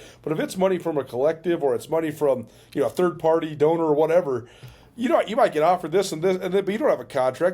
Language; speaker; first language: English; native; English